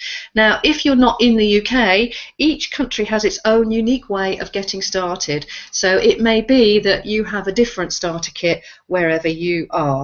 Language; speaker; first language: English; native; English